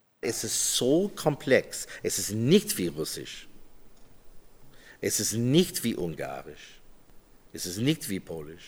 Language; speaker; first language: German; non-native, fluent; English